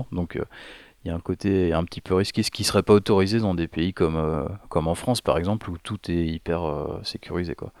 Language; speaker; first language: French; native; French